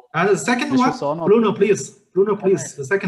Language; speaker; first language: English; non-native, learner; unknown